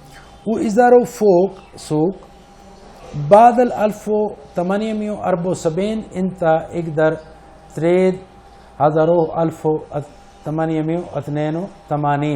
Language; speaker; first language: Arabic; non-native, learner; Urdu